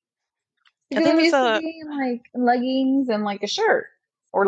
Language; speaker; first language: English; non-native, fluent; Spanish